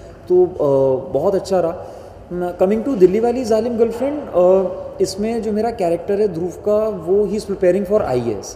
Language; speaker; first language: Hindi; native; Hindi